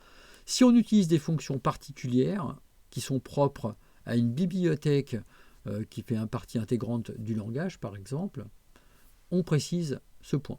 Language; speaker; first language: French; native; French